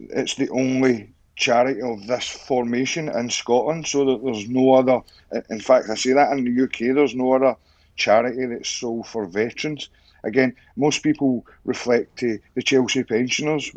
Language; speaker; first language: English; native; English